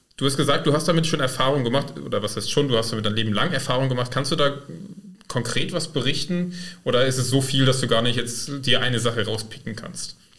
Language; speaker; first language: German; native; German